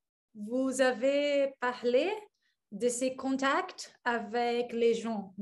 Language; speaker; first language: French; non-native, learner; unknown